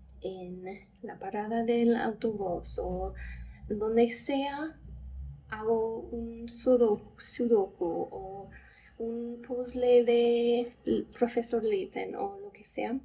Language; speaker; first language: Spanish; non-native, fluent; English